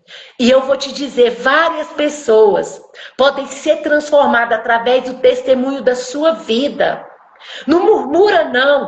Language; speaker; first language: Portuguese; native; Portuguese